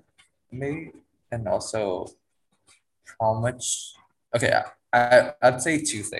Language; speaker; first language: English; non-native, fluent; Vietnamese